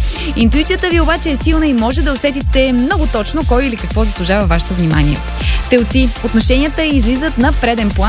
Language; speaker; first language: Bulgarian; native; Bulgarian